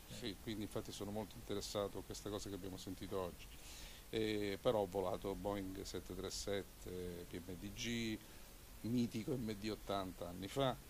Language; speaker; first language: Italian; native; Italian